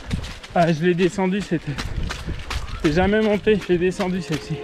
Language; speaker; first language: French; native; French